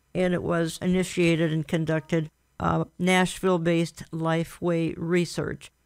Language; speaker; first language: English; native; English